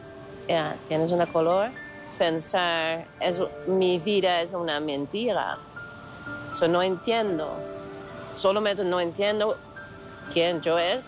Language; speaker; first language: Spanish; non-native, learner; Dutch